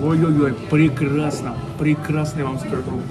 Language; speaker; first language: Russian; native; Russian